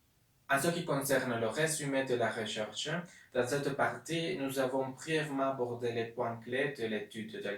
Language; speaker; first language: French; non-native, learner; Spanish